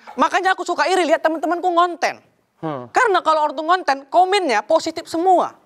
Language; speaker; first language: Indonesian; native; Indonesian